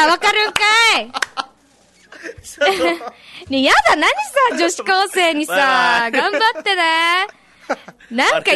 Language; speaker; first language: Japanese; native; Japanese